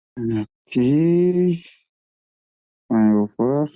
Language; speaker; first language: French; non-native, local second language; Swahili